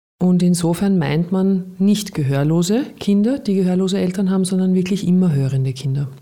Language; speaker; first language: German; native; German